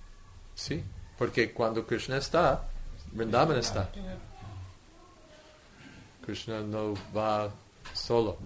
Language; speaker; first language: Spanish; non-native, fluent; English